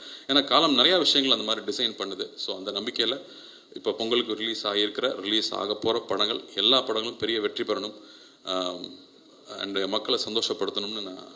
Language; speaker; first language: Tamil; native; Tamil